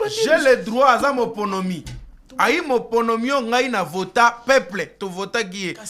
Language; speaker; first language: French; non-native, local second language; Lingala